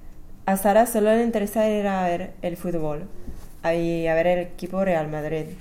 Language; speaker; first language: Spanish; non-native, fluent; English